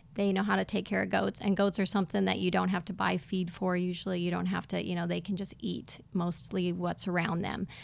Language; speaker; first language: English; native; English